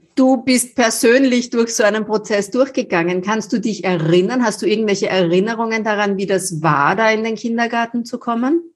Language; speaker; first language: German; native; German